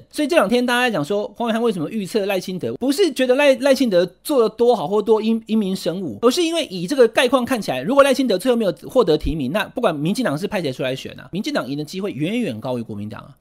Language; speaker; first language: Chinese; non-native, local second language; Min Nan Chinese